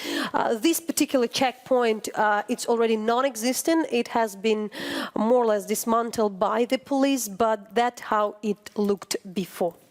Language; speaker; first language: English; non-native, fluent; Ukrainian